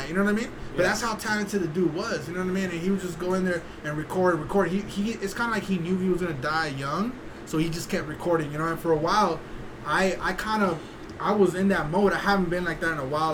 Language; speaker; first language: English; early bilingual, other home language; Spanish